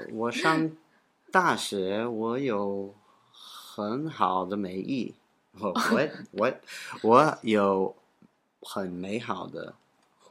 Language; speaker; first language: Chinese; non-native, learner; English